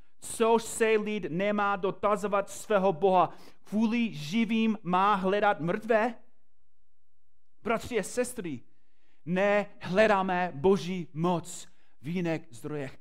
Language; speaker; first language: Czech; non-native, fluent; English